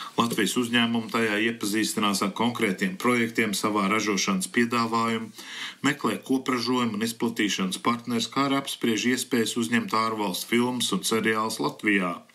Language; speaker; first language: Latvian; early bilingual, heritage; Latvian